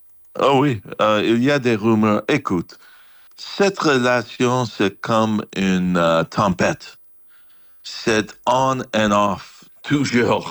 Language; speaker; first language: French; non-native, fluent; English